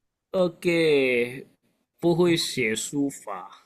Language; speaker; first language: Chinese; non-native, fluent; Indonesian